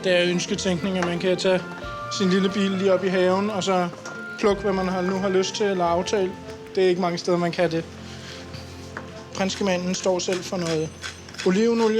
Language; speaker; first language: Danish; native; Danish